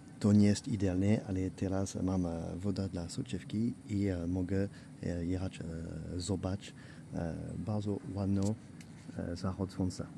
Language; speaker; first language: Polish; non-native, learner; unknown